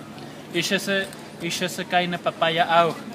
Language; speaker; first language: German; non-native, learner; Spanish